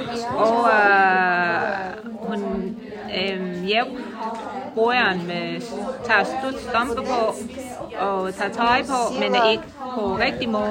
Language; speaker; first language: Danish; non-native, learner; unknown